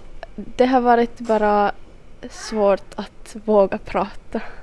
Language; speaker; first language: Swedish; non-native, local second language; Finnish